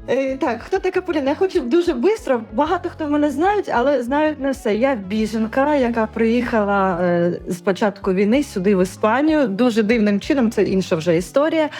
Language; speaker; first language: Ukrainian; non-native, local second language; Russian